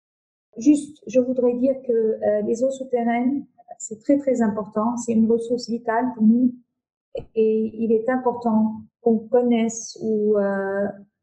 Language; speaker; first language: French; non-native, local second language; Arabic